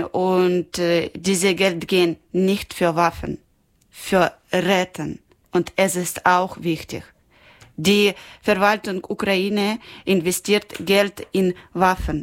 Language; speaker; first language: German; non-native, learner; Ukrainian